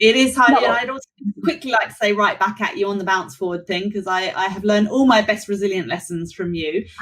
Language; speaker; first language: English; native; English